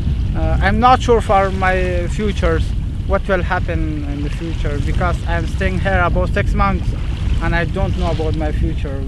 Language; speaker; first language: English; non-native, learner; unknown